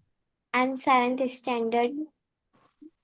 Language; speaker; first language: English; non-native, learner; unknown